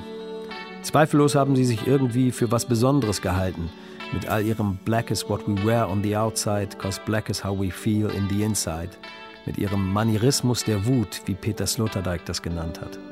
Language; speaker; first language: German; native; German